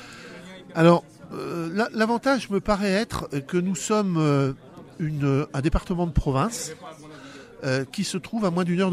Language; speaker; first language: French; native; French